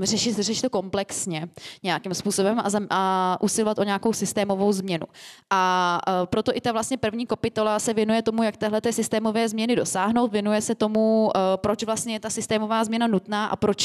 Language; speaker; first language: Czech; native; Czech